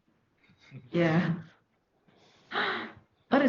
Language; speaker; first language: English; non-native, learner; Vietnamese